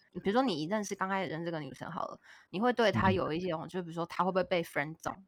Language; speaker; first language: Chinese; native; Chinese